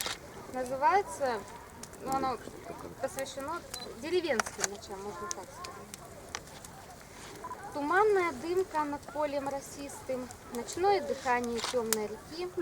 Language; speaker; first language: Russian; native; Russian